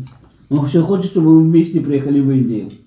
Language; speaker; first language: Russian; native; Russian